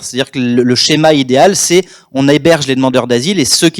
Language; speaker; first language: French; native; French